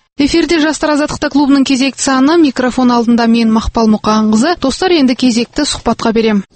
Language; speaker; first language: Kazakh; native; Kazakh